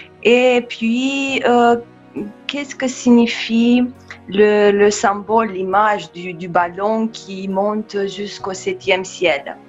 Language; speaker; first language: French; non-native, fluent; Romanian